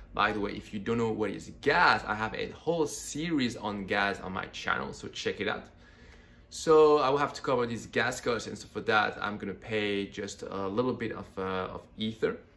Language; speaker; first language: English; non-native, fluent; French